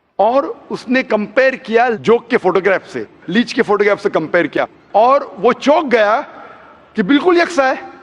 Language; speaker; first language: Hindi; non-native, local second language; Konkani